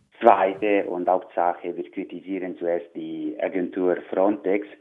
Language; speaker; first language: German; non-native, learner; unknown